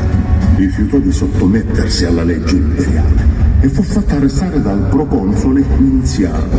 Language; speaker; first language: Italian; native; Italian